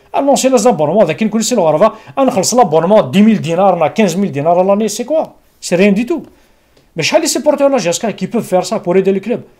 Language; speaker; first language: French; non-native, local second language; Kabyle